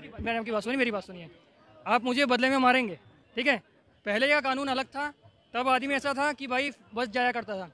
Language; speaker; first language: Hindi; non-native, local second language; Gujarati